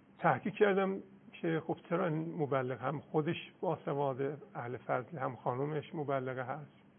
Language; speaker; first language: Persian; non-native, local second language; Azerbaijani